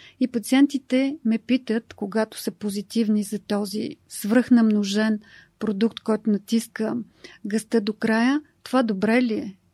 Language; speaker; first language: Bulgarian; native; Bulgarian